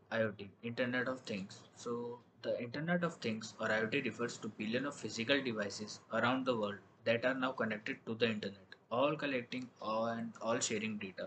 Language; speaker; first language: English; non-native, local second language; Gujarati